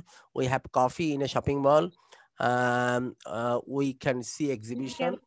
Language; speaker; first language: English; non-native, fluent; Bangla